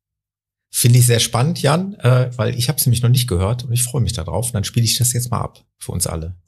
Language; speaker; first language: German; native; German